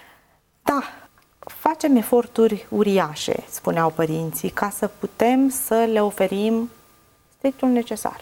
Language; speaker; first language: Romanian; native; Romanian